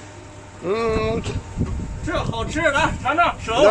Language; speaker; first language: Chinese; native; Chinese